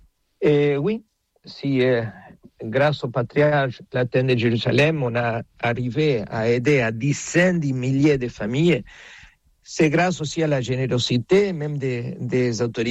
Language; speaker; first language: French; non-native, fluent; Spanish